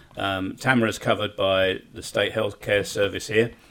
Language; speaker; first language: English; native; English